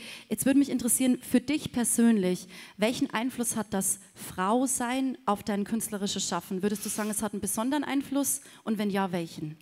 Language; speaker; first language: German; native; German